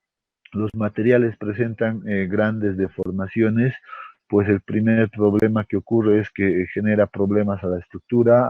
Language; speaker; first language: Spanish; native; Spanish